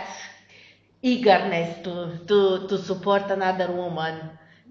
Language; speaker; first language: English; non-native, fluent; Romanian